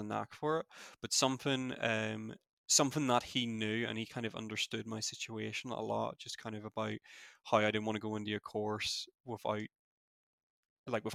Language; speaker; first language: English; native; English